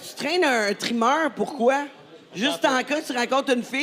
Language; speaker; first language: French; native; French